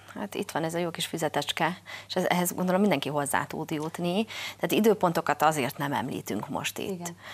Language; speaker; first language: Hungarian; native; Hungarian